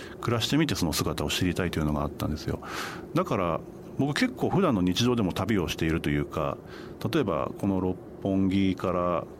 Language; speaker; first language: Japanese; native; Japanese